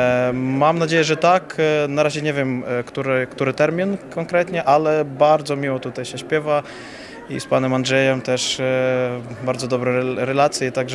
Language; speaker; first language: Polish; non-native, fluent; Ukrainian